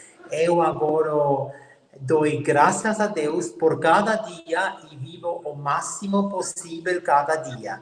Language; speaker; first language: Portuguese; non-native, fluent; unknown